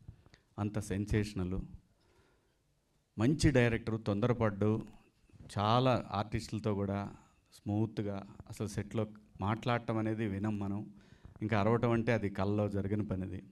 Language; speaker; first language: Telugu; native; Telugu